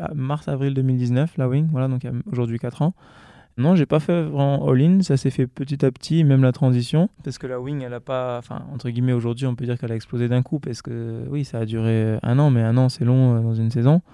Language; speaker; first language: French; native; French